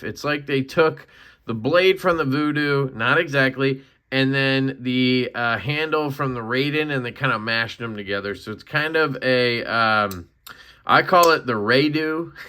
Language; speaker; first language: English; native; English